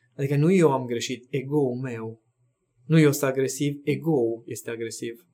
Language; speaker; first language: Romanian; non-native, local second language; Hungarian